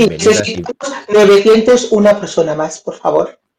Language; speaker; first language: Spanish; non-native, learner; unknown